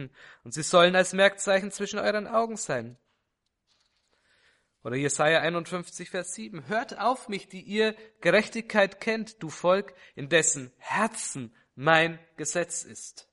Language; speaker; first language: German; native; German